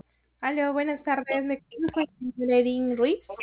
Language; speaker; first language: Spanish; native; Spanish